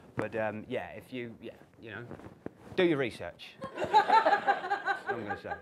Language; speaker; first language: English; native; English